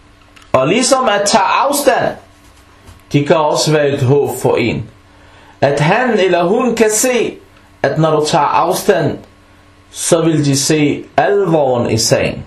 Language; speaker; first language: Danish; non-native, fluent; Arabic